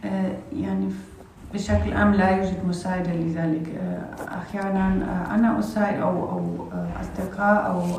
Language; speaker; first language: Arabic; non-native, learner; Russian